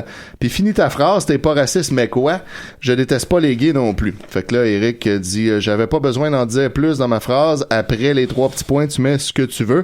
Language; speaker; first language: French; native; French